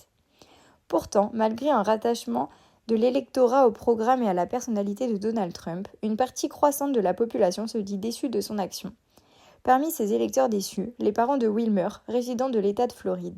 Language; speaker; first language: French; native; French